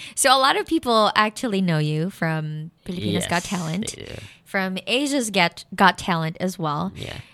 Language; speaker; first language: English; non-native, local second language; Filipino